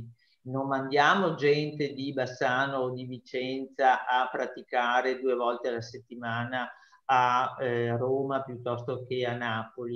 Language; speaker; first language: Italian; native; Italian